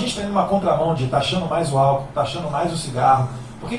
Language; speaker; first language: Portuguese; native; Portuguese